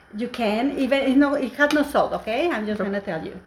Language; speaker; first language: English; non-native, fluent; Spanish